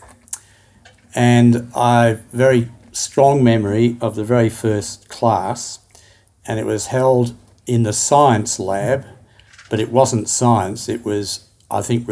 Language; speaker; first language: English; native; English